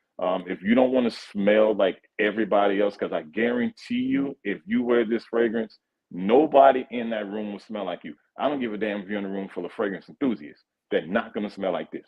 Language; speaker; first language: English; native; English